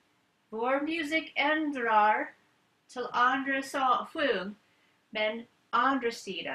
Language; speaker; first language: Swedish; non-native, learner; English